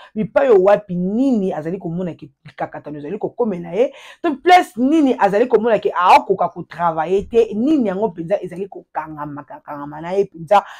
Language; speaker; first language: Lingala; native; Lingala